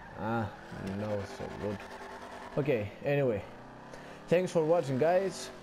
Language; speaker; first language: English; non-native, learner; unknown